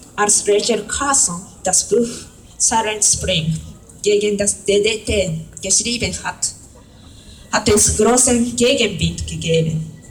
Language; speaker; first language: German; non-native, fluent; Japanese